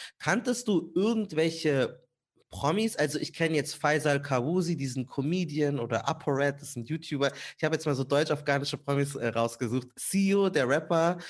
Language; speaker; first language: German; native; German